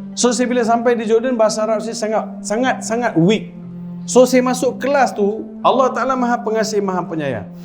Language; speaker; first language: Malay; non-native, local second language; Tamil